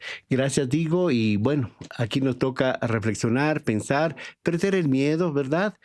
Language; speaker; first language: Spanish; native; Spanish